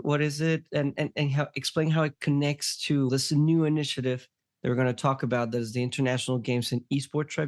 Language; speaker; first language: English; non-native, fluent; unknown